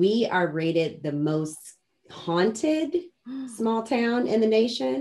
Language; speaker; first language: English; native; English